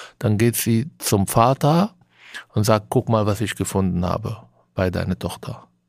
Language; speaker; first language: German; non-native, fluent; Arabic